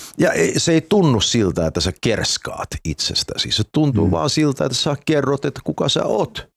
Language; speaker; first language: Finnish; early bilingual, heritage; Finnish